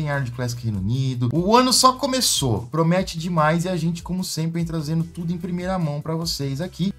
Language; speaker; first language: Portuguese; native; Portuguese